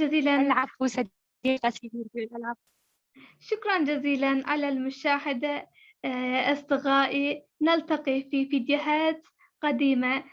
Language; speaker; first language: Arabic; non-native, learner; Turkish